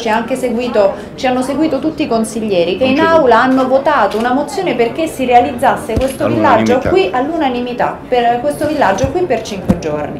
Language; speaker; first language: Italian; native; Italian